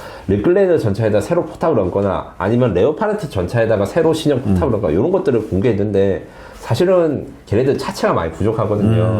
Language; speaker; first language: Korean; native; Korean